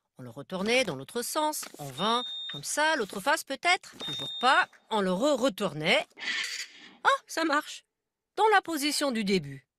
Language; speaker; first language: French; non-native, fluent; German